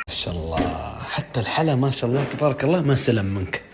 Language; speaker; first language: Arabic; native; Arabic